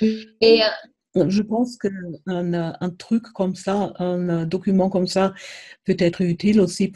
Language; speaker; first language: French; non-native, fluent; German